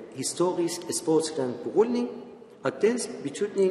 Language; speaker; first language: Danish; non-native, learner; Persian